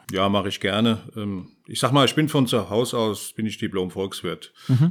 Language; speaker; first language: German; native; German